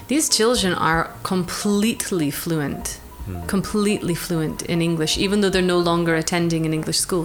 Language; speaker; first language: English; native; English